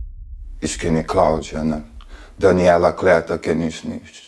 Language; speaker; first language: German; non-native, fluent; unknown